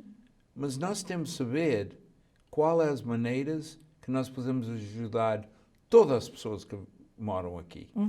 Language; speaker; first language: Portuguese; early bilingual, heritage; Portuguese